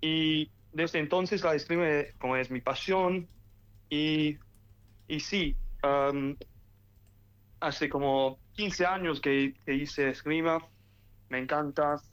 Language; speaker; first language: Spanish; early bilingual, heritage; English